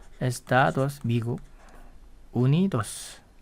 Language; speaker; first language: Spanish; non-native, fluent; Korean